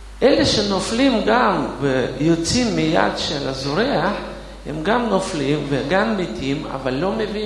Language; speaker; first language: Hebrew; non-native, fluent; Russian